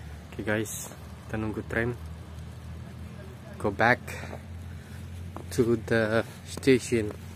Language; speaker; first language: English; non-native, learner; Indonesian